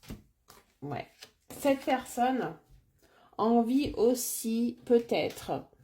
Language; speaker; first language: French; native; French